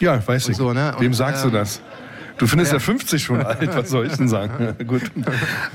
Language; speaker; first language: German; native; German